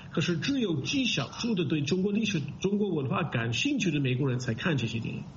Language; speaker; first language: Chinese; non-native, fluent; English